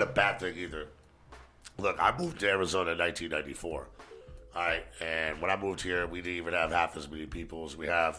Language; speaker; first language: English; native; English